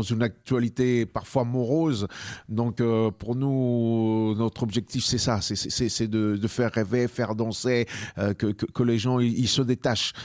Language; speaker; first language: French; non-native, fluent; Spanish